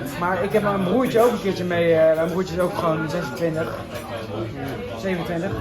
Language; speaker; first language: Dutch; native; Dutch